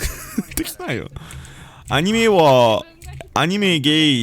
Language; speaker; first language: Japanese; non-native, learner; English